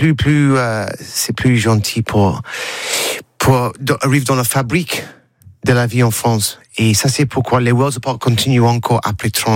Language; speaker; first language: French; non-native, learner; English